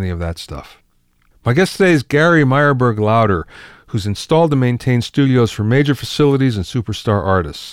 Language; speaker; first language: English; native; English